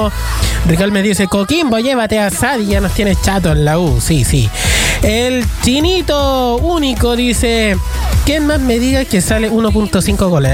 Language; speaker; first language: Spanish; native; Spanish